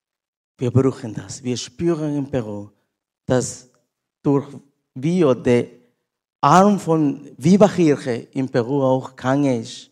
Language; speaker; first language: German; non-native, learner; Spanish